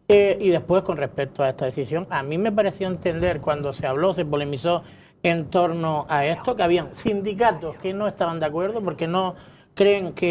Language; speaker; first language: Spanish; native; Spanish